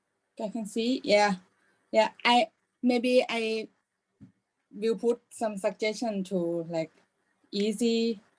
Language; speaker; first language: English; non-native, learner; Thai